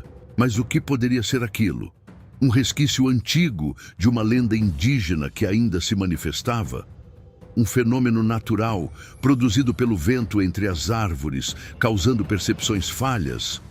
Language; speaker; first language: Portuguese; native; Portuguese